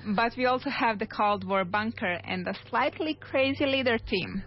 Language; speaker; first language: English; non-native, fluent; Serbian